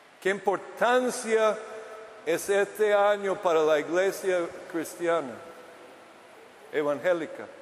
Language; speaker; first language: Spanish; non-native, fluent; English